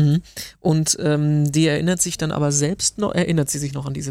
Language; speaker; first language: German; native; German